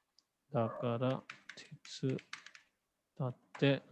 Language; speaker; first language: Japanese; non-native, fluent; Hindi